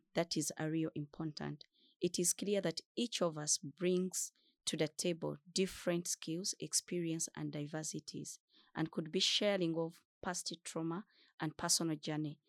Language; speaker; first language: English; non-native, fluent; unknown